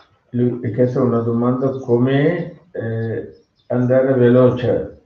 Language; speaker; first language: Italian; non-native, fluent; Tamil